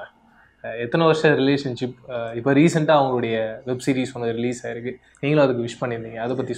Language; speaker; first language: Tamil; native; Tamil